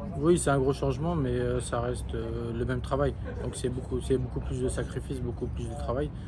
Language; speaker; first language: French; early bilingual, other home language; Kurdish